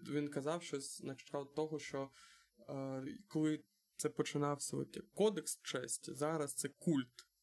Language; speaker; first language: Ukrainian; non-native, local second language; Russian